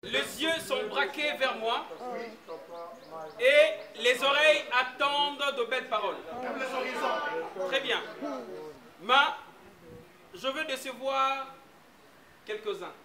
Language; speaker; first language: French; non-native, local second language; Lingala